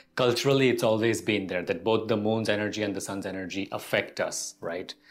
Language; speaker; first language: English; non-native, local second language; Gujarati